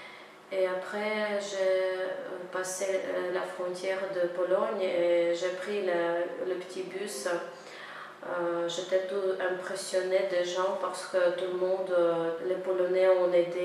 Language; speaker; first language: French; non-native, fluent; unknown